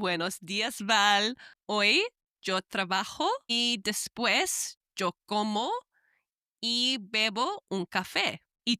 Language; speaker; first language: Spanish; non-native, fluent; English